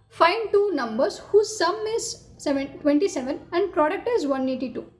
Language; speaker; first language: English; non-native, local second language; Kannada